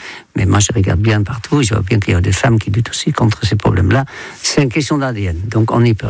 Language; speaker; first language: French; non-native, fluent; Dutch